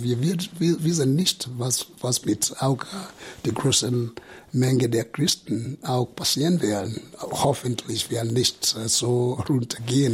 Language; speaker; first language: German; non-native, fluent; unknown